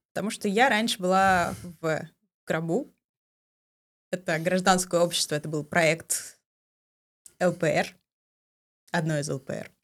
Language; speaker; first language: Russian; native; Russian